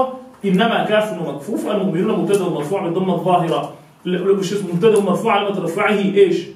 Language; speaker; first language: Arabic; non-native, local second language; Comorian